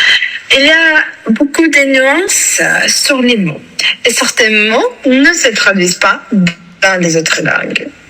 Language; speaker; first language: French; non-native, fluent; Russian